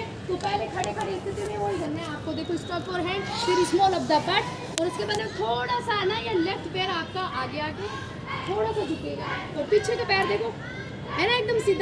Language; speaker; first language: Hindi; native; Hindi